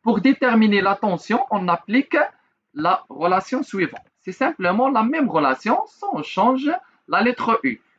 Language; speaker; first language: French; non-native, local second language; Arabic